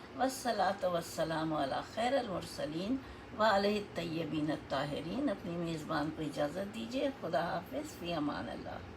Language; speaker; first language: Urdu; native; Urdu